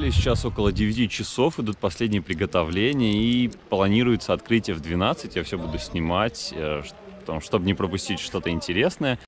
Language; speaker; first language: Russian; non-native, local second language; Armenian